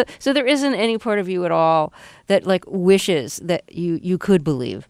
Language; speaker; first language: English; native; English